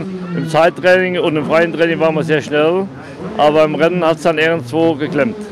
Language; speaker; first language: German; native; German